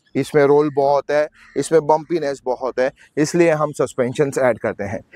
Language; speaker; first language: Hindi; native; Hindi